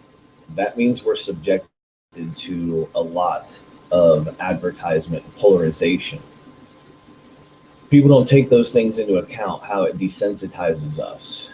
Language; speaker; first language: English; native; English